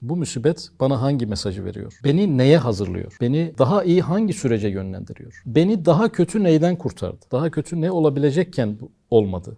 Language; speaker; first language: Turkish; native; Turkish